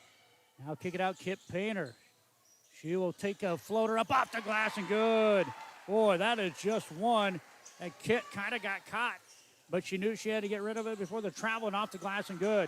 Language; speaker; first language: English; native; English